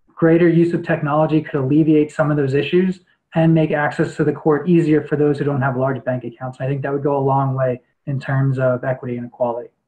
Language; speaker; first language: English; native; English